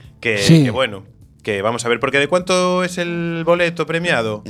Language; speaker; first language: Spanish; native; Spanish